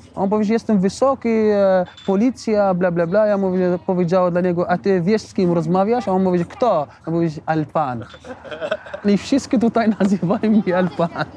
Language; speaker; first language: Polish; non-native, learner; Arabic